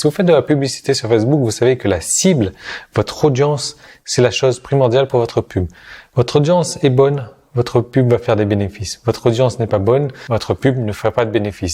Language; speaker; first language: French; native; French